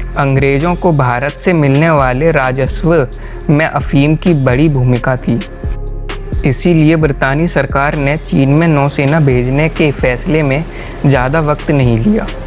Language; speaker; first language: Hindi; native; Hindi